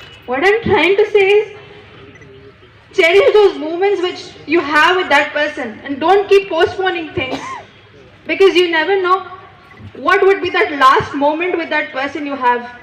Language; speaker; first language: English; non-native, local second language; Telugu